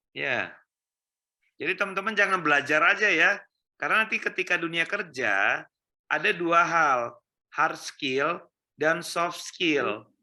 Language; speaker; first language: Indonesian; native; Indonesian